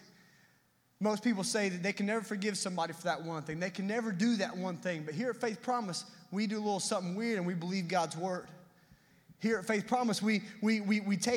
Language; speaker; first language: English; native; English